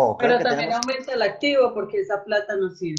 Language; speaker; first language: Spanish; native; Spanish